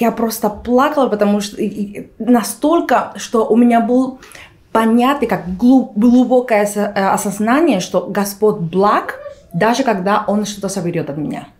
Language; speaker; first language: Russian; non-native, fluent; Spanish